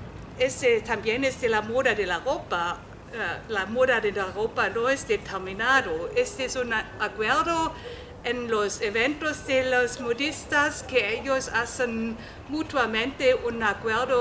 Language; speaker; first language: Spanish; non-native, fluent; German